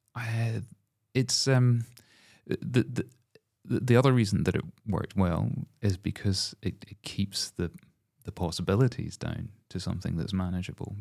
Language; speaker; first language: English; native; English